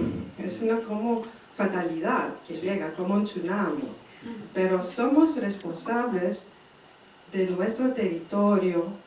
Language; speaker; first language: Spanish; non-native, fluent; French